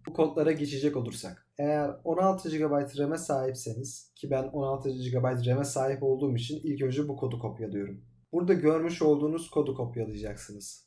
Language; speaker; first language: Turkish; native; Turkish